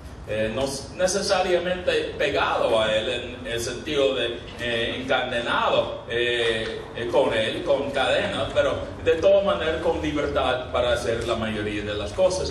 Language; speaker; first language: Spanish; non-native, fluent; English